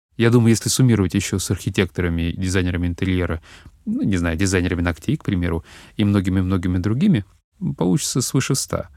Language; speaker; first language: Russian; native; Russian